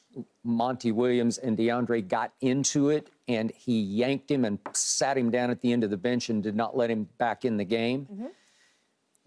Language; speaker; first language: English; native; English